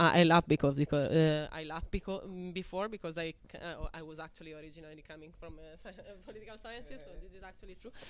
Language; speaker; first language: English; non-native, fluent; Italian